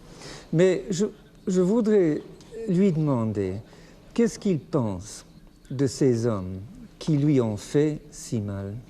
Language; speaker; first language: French; non-native, fluent; English